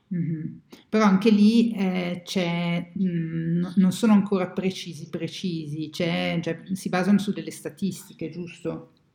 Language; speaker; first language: Italian; native; Italian